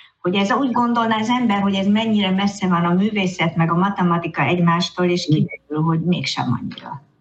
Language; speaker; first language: Hungarian; native; Hungarian